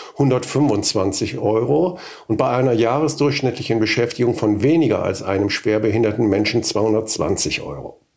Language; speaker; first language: German; native; German